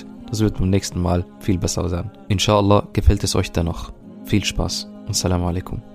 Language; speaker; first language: German; early bilingual, other home language; Arabic